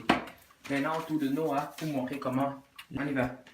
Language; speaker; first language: French; non-native, local second language; English